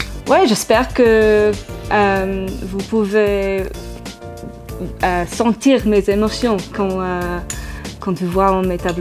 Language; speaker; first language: French; non-native, fluent; English